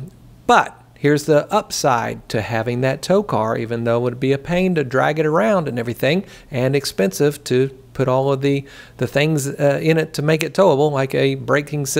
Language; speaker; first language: English; native; English